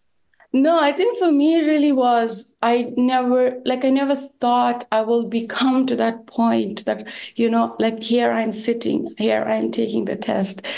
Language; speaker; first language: English; non-native, fluent; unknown